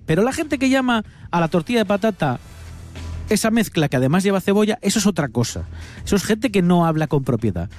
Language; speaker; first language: Spanish; native; Spanish